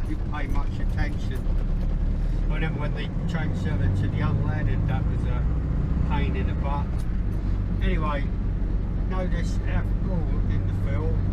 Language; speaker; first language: English; native; English